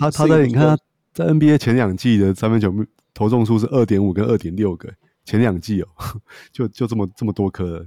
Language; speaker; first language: Chinese; native; Chinese